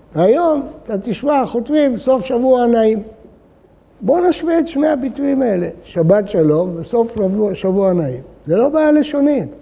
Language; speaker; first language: Hebrew; early bilingual, other home language; Arabic